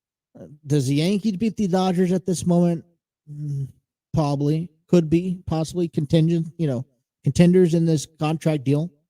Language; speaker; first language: English; native; English